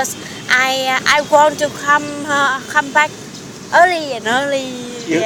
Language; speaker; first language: English; non-native, learner; Vietnamese